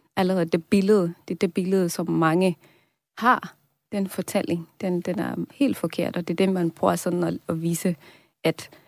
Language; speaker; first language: Danish; non-native, fluent; Swahili